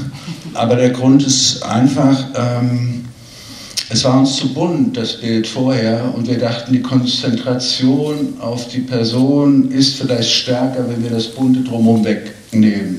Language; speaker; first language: German; native; German